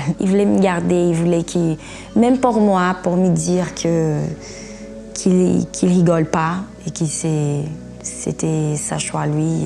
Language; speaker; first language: French; non-native, fluent; Portuguese